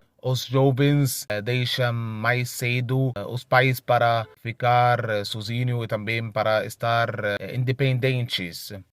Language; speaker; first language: Portuguese; non-native, fluent; Arabic